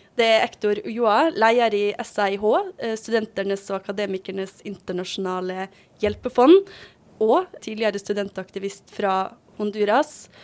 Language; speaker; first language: Norwegian; native; Norwegian